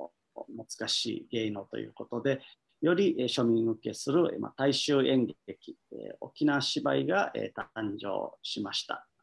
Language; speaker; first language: Japanese; native; Japanese